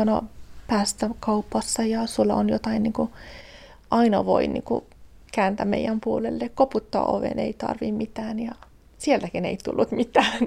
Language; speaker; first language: Finnish; non-native, fluent; Persian